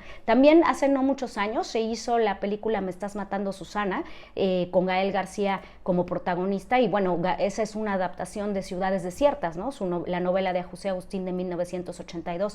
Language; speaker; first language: Spanish; native; Spanish